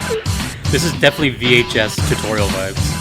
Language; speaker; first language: English; native; English